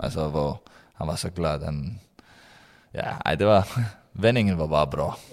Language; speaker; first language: Swedish; non-native, learner; Danish